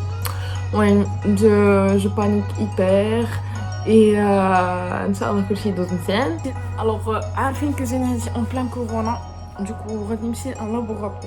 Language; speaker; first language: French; non-native, local second language; Arabic